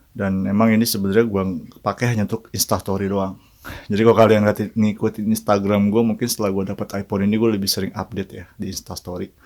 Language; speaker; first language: Indonesian; native; Indonesian